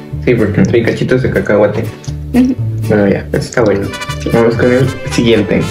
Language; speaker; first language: Spanish; native; Spanish